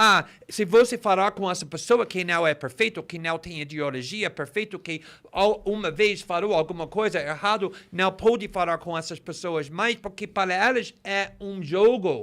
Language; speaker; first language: Portuguese; non-native, fluent; English